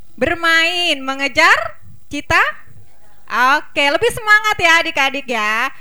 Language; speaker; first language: Indonesian; native; Indonesian